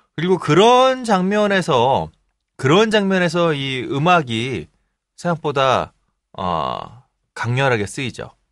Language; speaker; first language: Korean; native; Korean